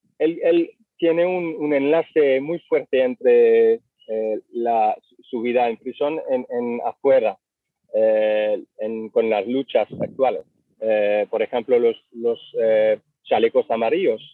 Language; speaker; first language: Spanish; non-native, fluent; French